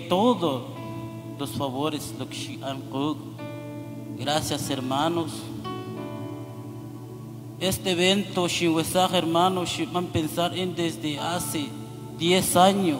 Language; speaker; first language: Spanish; non-native, local second language; Kʼicheʼ